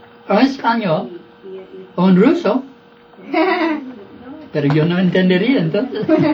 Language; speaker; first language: Spanish; non-native, fluent; English